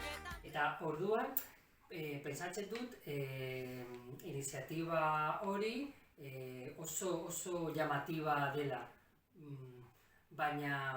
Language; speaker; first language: Basque; non-native, local second language; Catalan